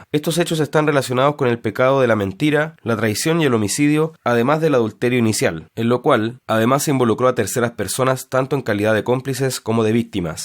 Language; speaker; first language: Spanish; native; Spanish